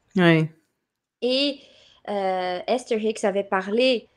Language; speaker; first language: French; non-native, local second language; Arabic